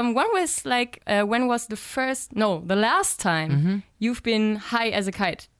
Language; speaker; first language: English; non-native, fluent; German